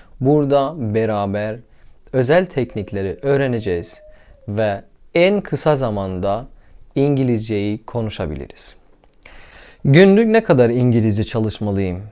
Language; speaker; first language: Turkish; non-native, learner; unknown